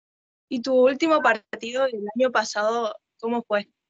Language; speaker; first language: Spanish; native; Spanish